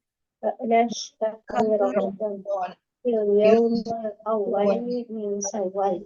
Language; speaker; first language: Arabic; non-native, learner; Indonesian